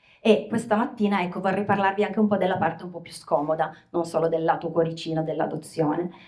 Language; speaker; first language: Italian; native; Italian